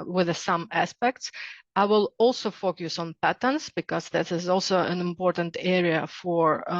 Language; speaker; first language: English; non-native, fluent; Ukrainian